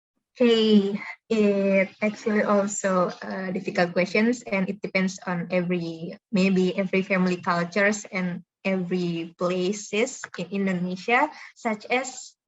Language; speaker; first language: English; non-native, fluent; Indonesian